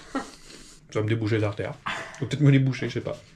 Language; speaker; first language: French; native; French